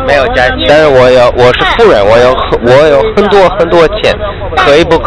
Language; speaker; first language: Chinese; non-native, learner; English